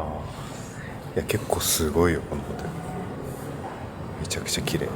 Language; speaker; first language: Japanese; native; Japanese